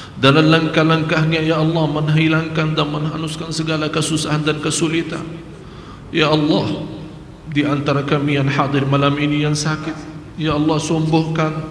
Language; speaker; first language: Malay; non-native, fluent; Arabic